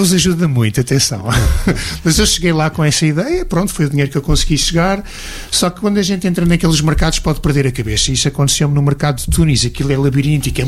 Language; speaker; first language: Portuguese; native; Portuguese